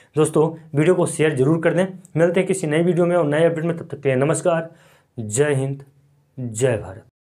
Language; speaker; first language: Hindi; native; Hindi